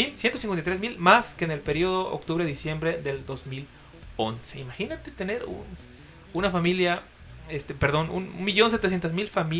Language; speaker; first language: Spanish; native; Spanish